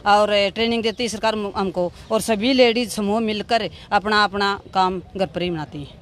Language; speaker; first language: Hindi; native; Hindi